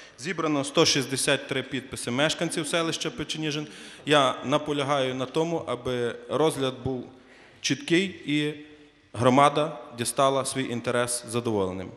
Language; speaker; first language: Ukrainian; native; Ukrainian